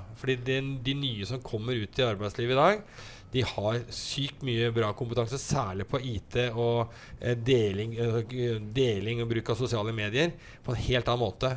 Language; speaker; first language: Norwegian; native; Norwegian